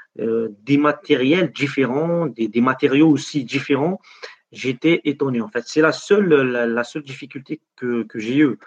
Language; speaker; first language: French; non-native, local second language; Arabic